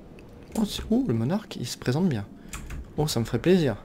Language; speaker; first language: French; native; French